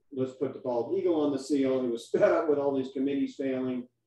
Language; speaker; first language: English; native; English